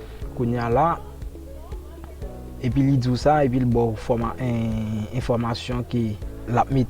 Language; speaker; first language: French; non-native, local second language; Haitian Creole